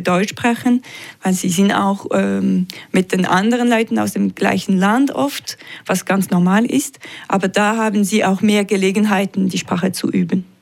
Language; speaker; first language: German; non-native, local second language; French